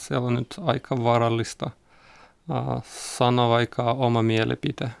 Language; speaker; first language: Finnish; non-native, learner; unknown